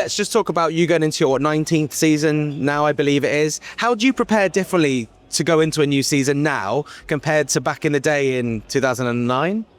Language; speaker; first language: English; native; English